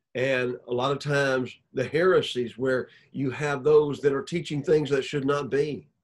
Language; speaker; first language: English; native; English